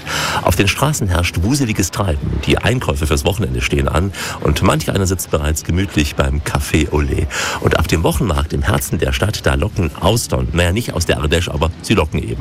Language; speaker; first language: German; native; German